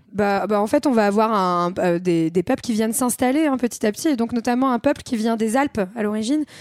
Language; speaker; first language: French; native; French